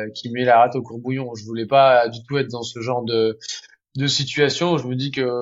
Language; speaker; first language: French; native; French